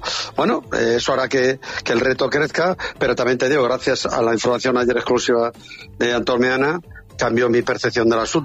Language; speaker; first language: Spanish; native; Spanish